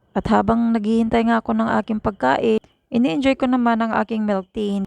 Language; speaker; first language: Filipino; native; Filipino